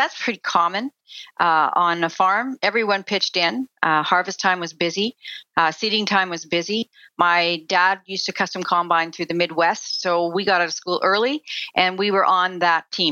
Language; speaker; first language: English; native; English